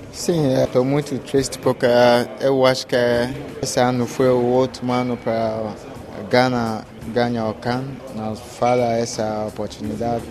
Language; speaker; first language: Portuguese; non-native, fluent; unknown